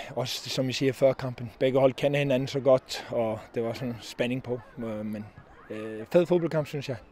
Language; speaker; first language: Danish; non-native, fluent; Icelandic